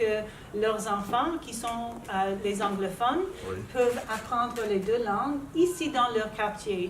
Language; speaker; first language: French; non-native, local second language; English